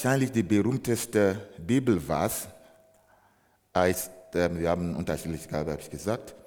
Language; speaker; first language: German; non-native, fluent; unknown